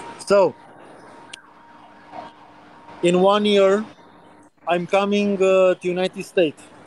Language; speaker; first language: English; non-native, learner; Romanian